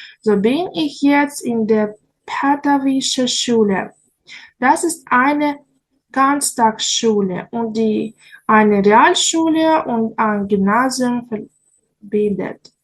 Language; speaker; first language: German; non-native, learner; Ukrainian